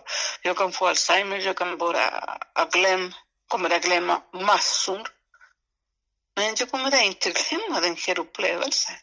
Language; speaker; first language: Swedish; non-native, fluent; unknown